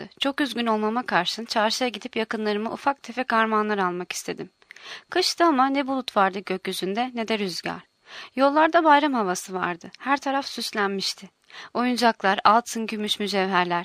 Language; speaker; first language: Turkish; native; Turkish